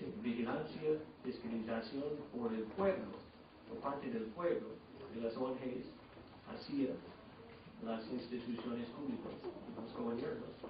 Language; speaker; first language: Spanish; non-native, fluent; English